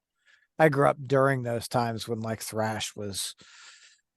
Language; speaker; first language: English; native; English